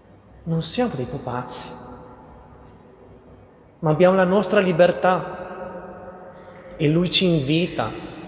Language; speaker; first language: Italian; non-native, fluent; Portuguese